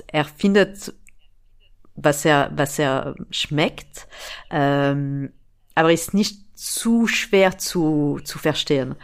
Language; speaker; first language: German; non-native, fluent; French